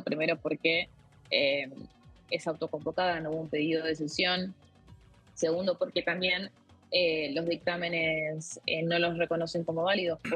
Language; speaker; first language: Spanish; native; Spanish